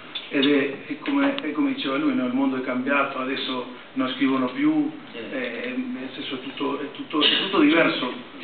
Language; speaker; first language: Italian; non-native, fluent; Spanish